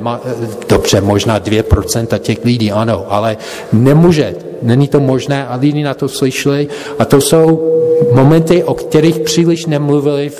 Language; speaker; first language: Czech; non-native, fluent; English